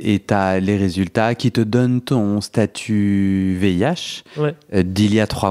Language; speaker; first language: French; native; French